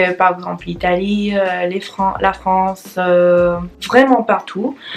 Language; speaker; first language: French; non-native, learner; English